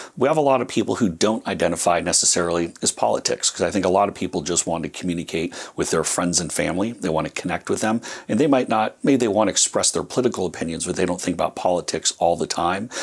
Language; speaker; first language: English; native; English